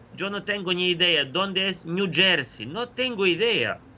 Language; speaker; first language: Spanish; non-native, fluent; Ukrainian